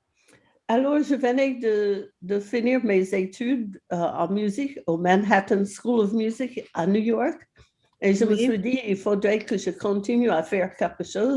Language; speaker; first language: French; non-native, fluent; English